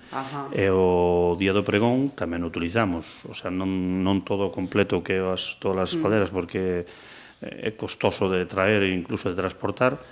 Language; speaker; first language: Galician; native; Galician